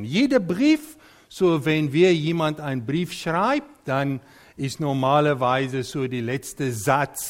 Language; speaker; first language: German; non-native, fluent; Dutch